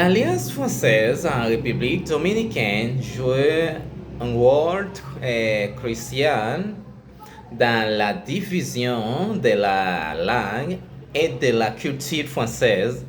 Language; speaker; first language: French; non-native, learner; Spanish